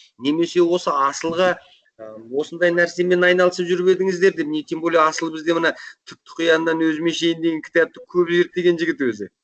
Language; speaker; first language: Kazakh; native; Kazakh